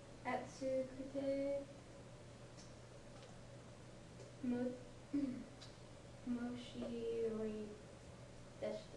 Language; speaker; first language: Japanese; non-native, learner; English